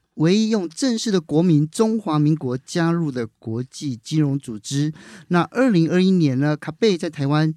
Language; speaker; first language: Chinese; native; Chinese